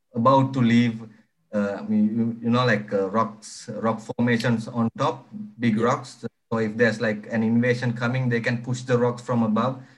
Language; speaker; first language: English; non-native, local second language; Sinhala